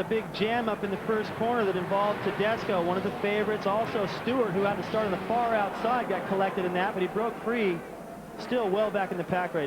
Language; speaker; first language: English; native; English